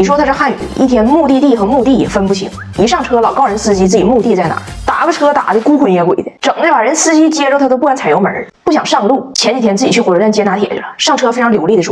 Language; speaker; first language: Chinese; native; Chinese